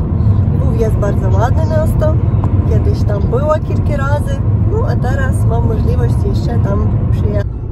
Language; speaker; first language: Polish; non-native, learner; Ukrainian